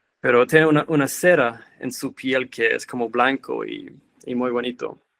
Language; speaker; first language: Spanish; non-native, fluent; English